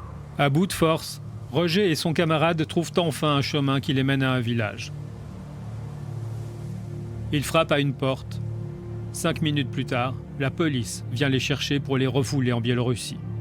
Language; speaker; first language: French; native; French